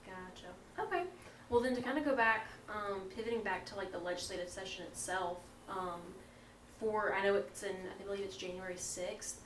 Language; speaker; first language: English; native; English